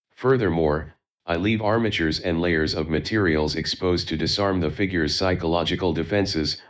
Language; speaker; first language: English; non-native, fluent; Chinese